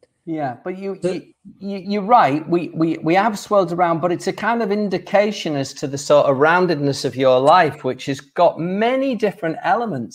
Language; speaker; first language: English; native; English